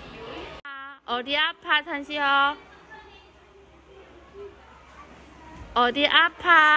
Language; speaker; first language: Korean; non-native, fluent; Chinese